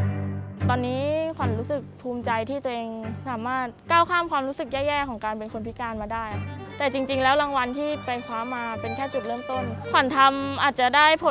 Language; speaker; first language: Thai; native; Thai